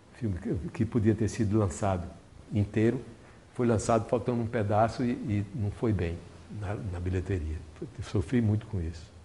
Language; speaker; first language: Portuguese; native; Portuguese